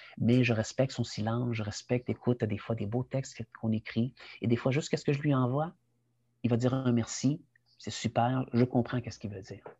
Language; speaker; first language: French; early bilingual, other home language; Spanish